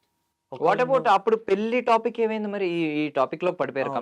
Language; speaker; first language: Telugu; native; Telugu